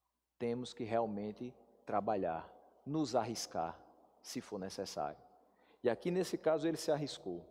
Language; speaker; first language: Portuguese; native; Portuguese